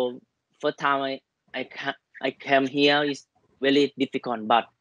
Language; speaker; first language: English; non-native, learner; Thai